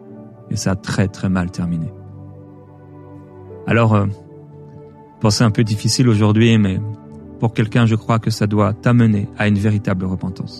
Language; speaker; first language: French; native; French